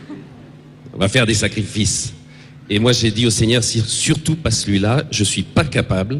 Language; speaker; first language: French; native; French